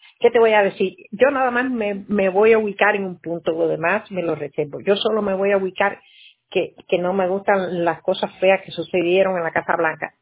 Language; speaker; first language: Spanish; native; Spanish